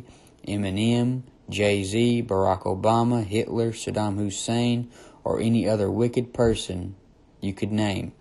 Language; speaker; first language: English; native; English